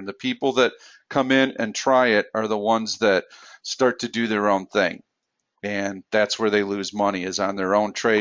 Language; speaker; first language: English; native; English